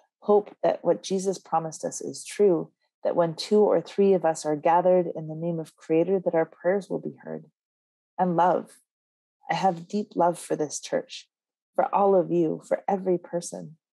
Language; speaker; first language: English; native; English